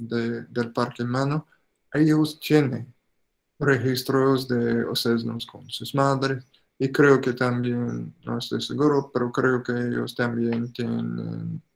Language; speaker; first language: Spanish; non-native, fluent; English